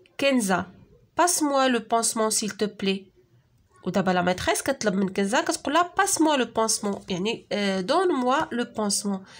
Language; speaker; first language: French; non-native, local second language; Arabic